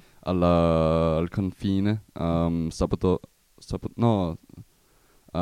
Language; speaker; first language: Italian; non-native, learner; German